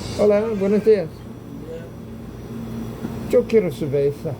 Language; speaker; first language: Spanish; non-native, learner; English